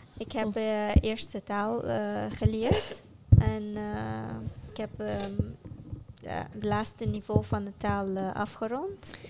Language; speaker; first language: Dutch; non-native, fluent; Arabic